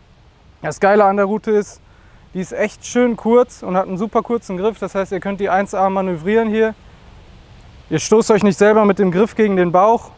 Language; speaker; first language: German; native; German